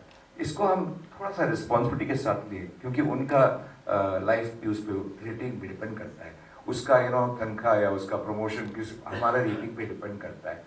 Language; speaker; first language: Hindi; non-native, local second language; Tamil